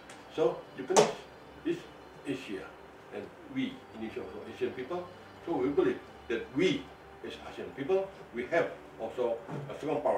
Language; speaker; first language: English; non-native, fluent; Indonesian